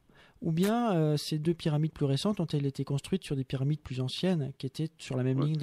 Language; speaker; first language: French; native; French